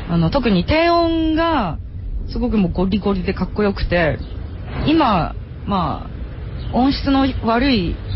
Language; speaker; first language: Japanese; early bilingual, heritage; Japanese